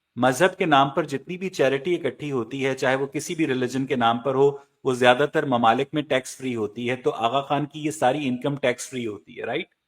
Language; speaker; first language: Urdu; native; Urdu